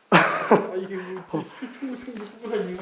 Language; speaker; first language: Korean; native; Korean